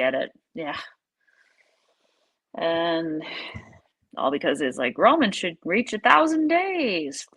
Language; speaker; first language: English; native; English